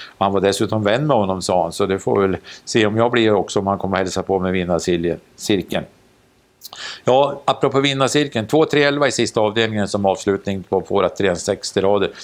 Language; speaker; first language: Swedish; native; Swedish